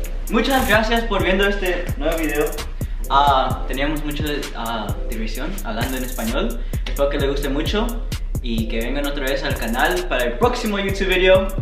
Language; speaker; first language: Spanish; early bilingual, heritage; Spanish